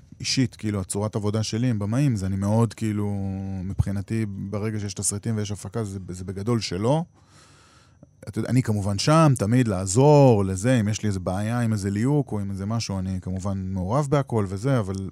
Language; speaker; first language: Hebrew; native; Hebrew